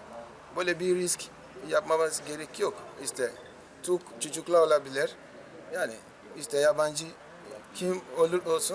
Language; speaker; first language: Turkish; non-native, learner; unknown